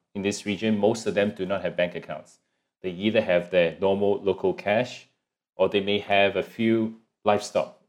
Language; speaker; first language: English; non-native, local second language; Cantonese